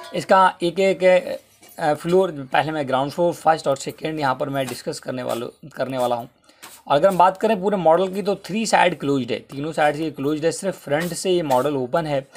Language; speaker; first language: Hindi; native; Hindi